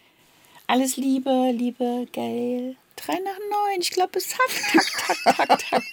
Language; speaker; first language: German; native; German